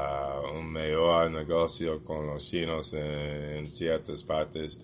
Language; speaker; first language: Portuguese; non-native, fluent; English